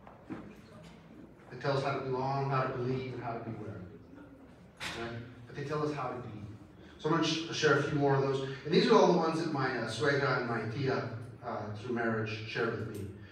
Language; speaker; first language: English; early bilingual, other home language; Spanish